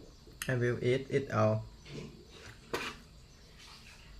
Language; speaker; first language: English; non-native, learner; Thai